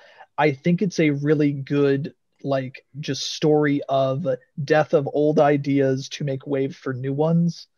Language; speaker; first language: English; native; English